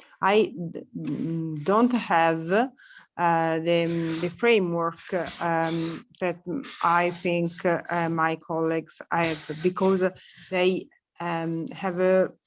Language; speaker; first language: English; non-native, learner; Italian